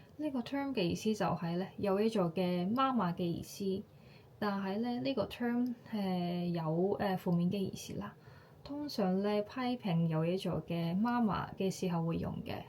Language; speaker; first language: Cantonese; non-native, fluent; Japanese